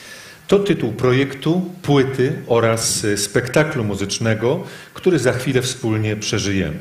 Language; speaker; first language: Polish; native; Polish